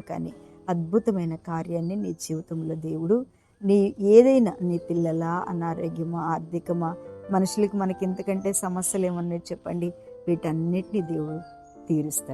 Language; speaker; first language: Telugu; native; Telugu